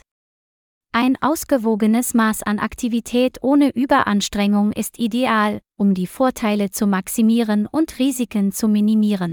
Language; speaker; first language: German; non-native, fluent; Vietnamese